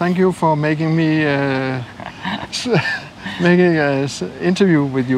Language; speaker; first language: English; non-native, learner; Swedish